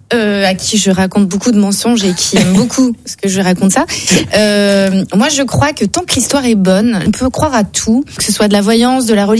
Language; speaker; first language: French; native; French